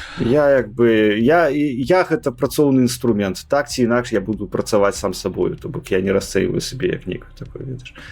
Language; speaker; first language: Belarusian; non-native, local second language; Russian